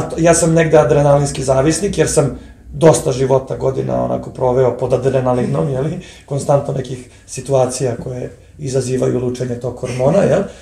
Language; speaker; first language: Serbian; native; Serbian